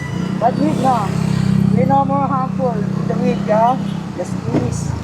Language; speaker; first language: English; non-native, local second language; Filipino